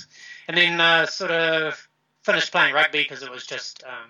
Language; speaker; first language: English; native; English